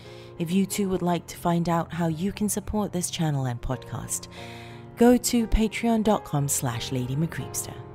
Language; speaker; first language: English; native; English